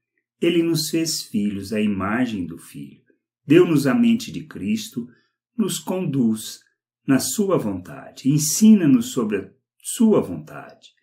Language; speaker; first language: Portuguese; native; Portuguese